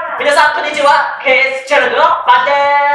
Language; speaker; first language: Japanese; non-native, fluent; Thai